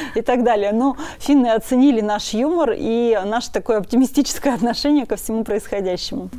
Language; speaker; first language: Russian; native; Russian